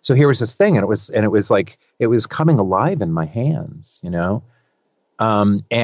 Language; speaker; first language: English; native; English